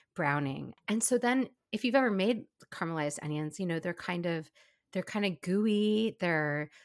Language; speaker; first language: English; early bilingual, other home language; Ukrainian